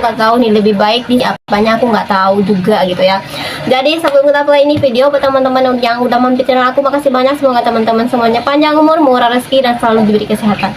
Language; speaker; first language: Indonesian; native; Indonesian